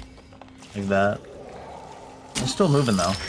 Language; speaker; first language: English; native; English